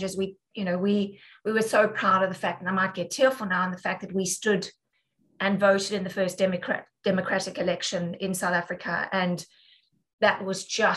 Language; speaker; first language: English; native; English